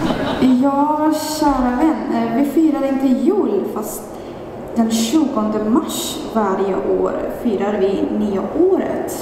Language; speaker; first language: Swedish; non-native, fluent; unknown